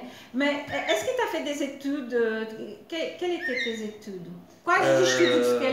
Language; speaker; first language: French; non-native, fluent; Portuguese